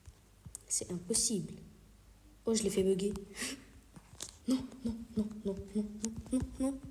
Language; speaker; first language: French; native; French